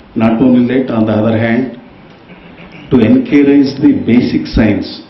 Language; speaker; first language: English; non-native, local second language; Kannada